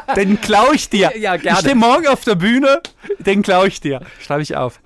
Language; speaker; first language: German; non-native, fluent; Croatian